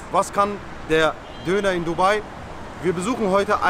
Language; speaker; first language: German; native; German